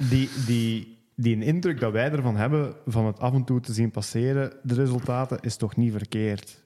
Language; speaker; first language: Dutch; native; Dutch